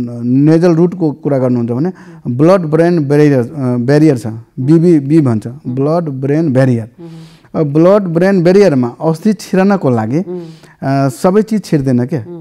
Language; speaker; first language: Nepali; non-native, local second language; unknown